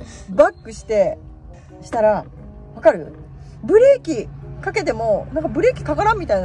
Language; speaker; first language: Japanese; native; Japanese